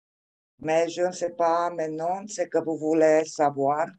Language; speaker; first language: French; non-native, fluent; Romanian